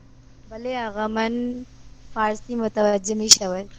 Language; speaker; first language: Persian; non-native, learner; Urdu